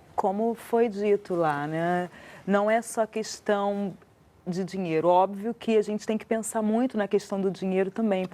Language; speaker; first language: Portuguese; native; Portuguese